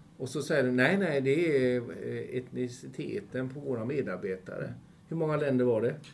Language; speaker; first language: Swedish; native; Swedish